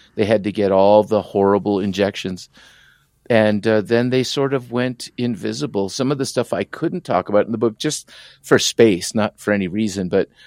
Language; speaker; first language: English; early bilingual, other home language; Spanish